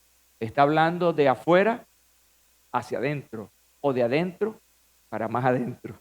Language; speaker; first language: Spanish; native; Spanish